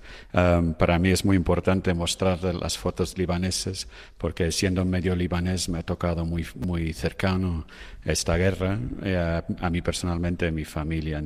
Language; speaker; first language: Spanish; non-native, fluent; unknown